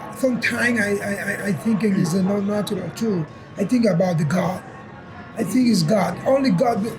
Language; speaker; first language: English; non-native, learner; Spanish